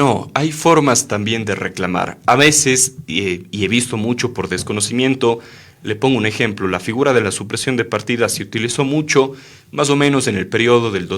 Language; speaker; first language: Spanish; native; Spanish